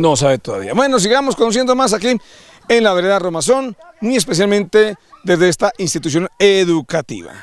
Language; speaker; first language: Spanish; native; Spanish